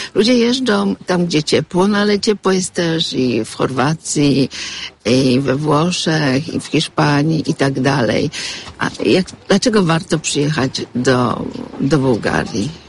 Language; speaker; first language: Polish; native; Polish